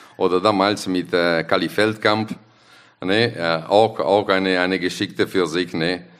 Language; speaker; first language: German; non-native, fluent; Italian